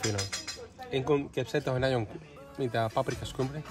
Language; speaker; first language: Hungarian; non-native, learner; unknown